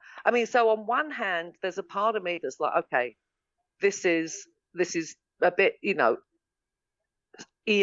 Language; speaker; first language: English; native; English